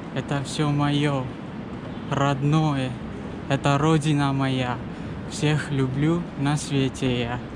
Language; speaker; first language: Russian; non-native, learner; Sinhala